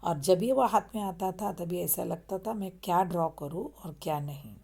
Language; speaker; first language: Hindi; non-native, local second language; Marathi